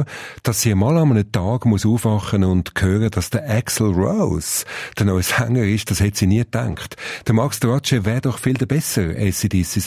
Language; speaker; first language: German; native; German